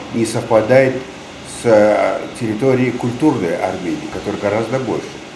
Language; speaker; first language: Russian; non-native, local second language; Tajik